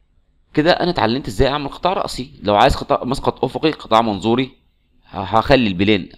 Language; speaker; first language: Arabic; native; Arabic